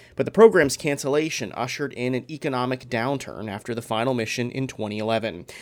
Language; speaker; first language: English; native; English